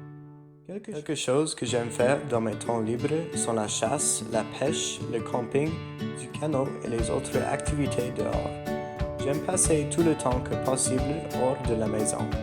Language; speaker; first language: French; non-native, learner; English